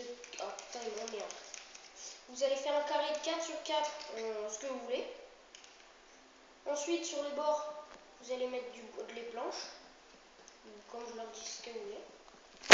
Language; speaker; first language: French; native; French